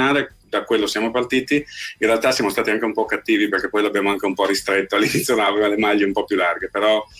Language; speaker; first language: Italian; native; Italian